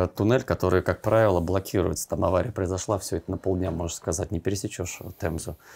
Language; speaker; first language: Russian; native; Russian